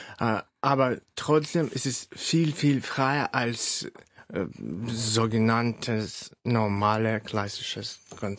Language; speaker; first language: German; non-native, fluent; Russian